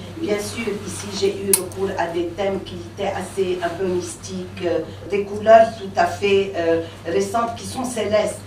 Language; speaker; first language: French; non-native, local second language; Arabic